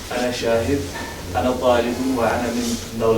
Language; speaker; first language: Arabic; non-native, learner; Kashmiri